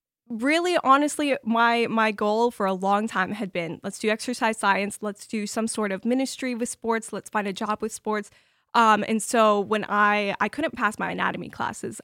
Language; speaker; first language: English; early bilingual, other home language; Ukrainian